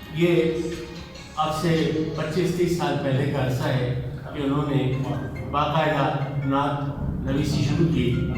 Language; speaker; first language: Urdu; native; Urdu